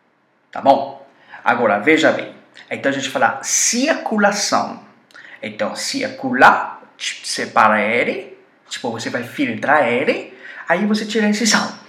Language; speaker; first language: Portuguese; non-native, fluent; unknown